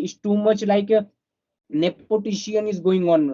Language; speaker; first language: English; non-native, fluent; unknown